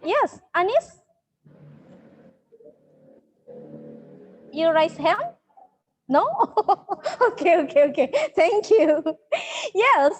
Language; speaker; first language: English; non-native, learner; Indonesian